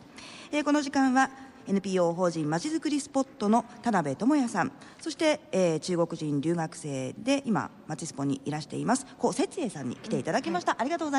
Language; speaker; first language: Japanese; native; Japanese